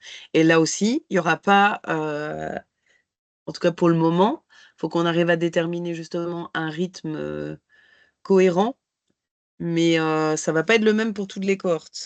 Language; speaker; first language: French; native; French